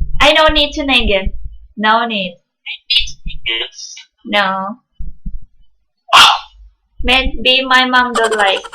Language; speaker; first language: English; non-native, learner; Thai